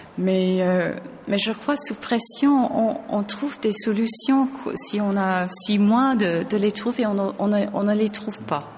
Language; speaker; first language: French; non-native, fluent; English